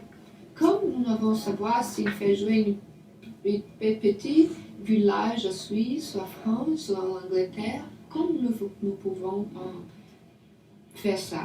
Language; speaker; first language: French; non-native, learner; Portuguese